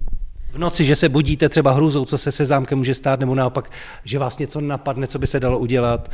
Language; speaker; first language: Czech; native; Czech